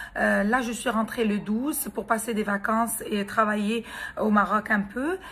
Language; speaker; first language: French; non-native, local second language; Arabic